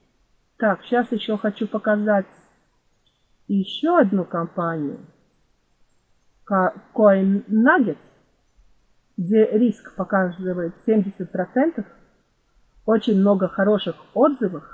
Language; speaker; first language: Russian; non-native, fluent; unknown